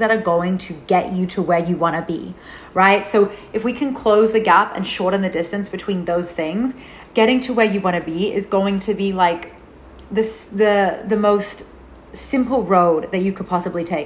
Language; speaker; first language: English; native; English